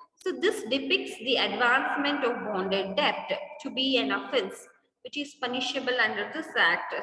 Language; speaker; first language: English; non-native, local second language; Kannada